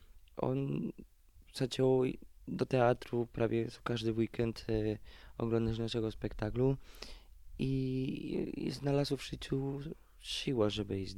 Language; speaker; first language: Polish; non-native, fluent; Spanish